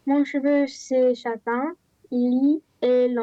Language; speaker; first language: French; non-native, learner; Romanian